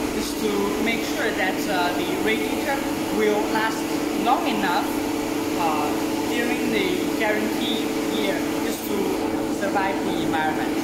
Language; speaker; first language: English; non-native, learner; Chinese